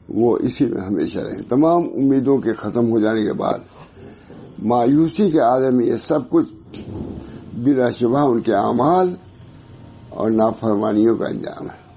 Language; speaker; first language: Urdu; native; Urdu